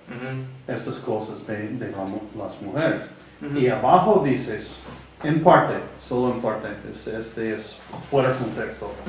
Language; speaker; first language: Spanish; non-native, fluent; English